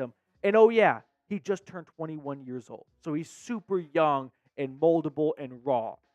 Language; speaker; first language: English; native; English